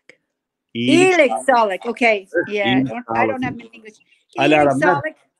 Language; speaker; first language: Turkish; non-native, learner; English